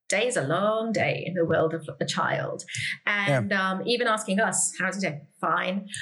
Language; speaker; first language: English; native; English